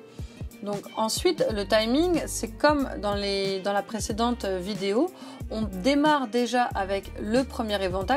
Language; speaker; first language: French; native; French